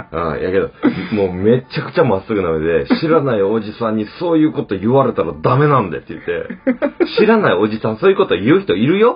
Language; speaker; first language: Japanese; native; Japanese